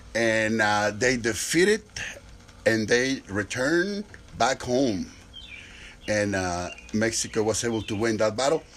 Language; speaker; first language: English; non-native, fluent; Spanish